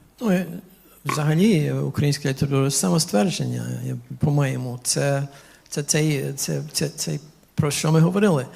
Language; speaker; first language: Ukrainian; early bilingual, heritage; Ukrainian